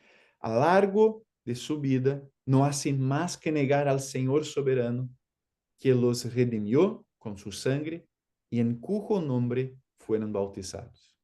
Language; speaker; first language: Spanish; non-native, fluent; Portuguese